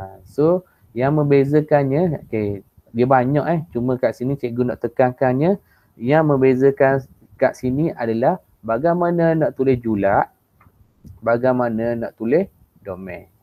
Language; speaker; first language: Malay; native; Malay